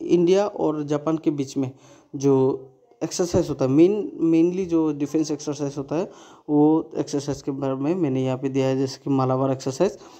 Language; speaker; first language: Hindi; non-native, local second language; Bangla